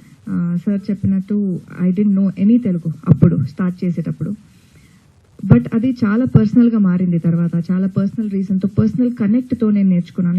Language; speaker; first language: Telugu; non-native, fluent; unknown